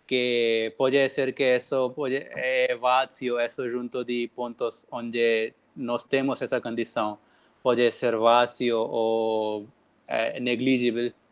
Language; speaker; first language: Portuguese; non-native, learner; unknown